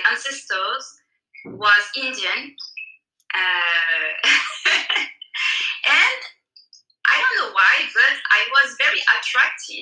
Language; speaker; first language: English; non-native, learner; French